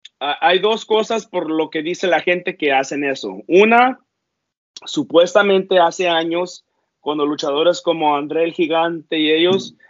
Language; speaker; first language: Spanish; early bilingual, heritage; Spanish